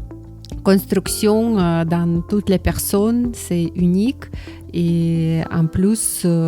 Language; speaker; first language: French; non-native, learner; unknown